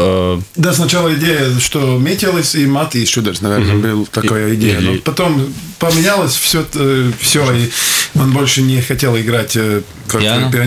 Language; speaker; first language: Russian; non-native, local second language; Latvian